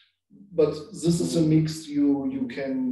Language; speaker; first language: English; non-native, learner; German